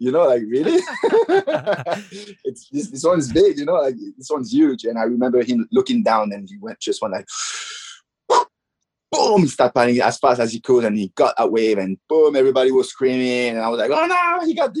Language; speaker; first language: English; non-native, fluent; French